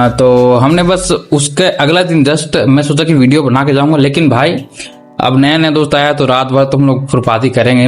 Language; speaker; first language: Hindi; native; Hindi